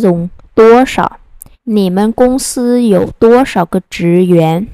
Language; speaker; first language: Chinese; non-native, fluent; Vietnamese